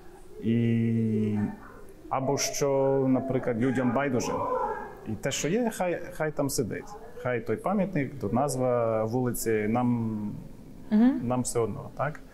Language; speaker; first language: Ukrainian; non-native, fluent; English